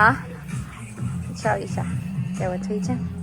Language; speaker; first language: Chinese; non-native, learner; Filipino